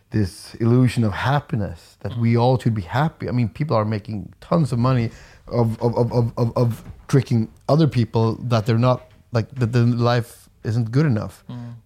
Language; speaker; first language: English; non-native, fluent; Swedish